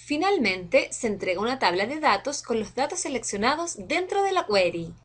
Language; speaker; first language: Spanish; native; Spanish